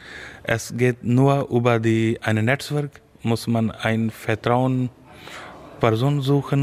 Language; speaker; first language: German; non-native, learner; Urdu